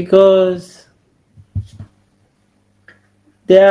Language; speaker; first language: English; non-native, learner; Spanish